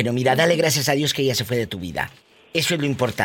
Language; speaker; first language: Spanish; native; Spanish